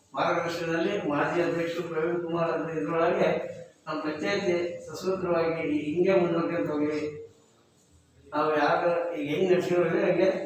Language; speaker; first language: Kannada; non-native, local second language; Lambadi